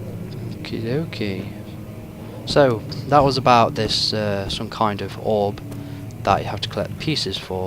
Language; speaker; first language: English; native; English